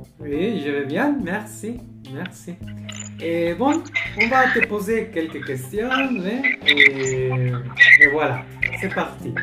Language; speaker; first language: French; non-native, learner; Spanish